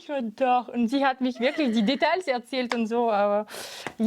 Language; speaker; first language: German; non-native, fluent; French